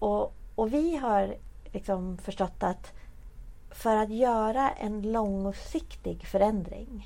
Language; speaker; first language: Swedish; native; Swedish